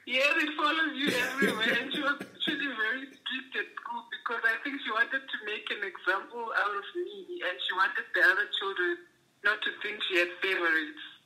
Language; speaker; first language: English; non-native, local second language; Xhosa